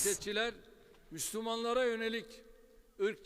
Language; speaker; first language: Turkish; native; Turkish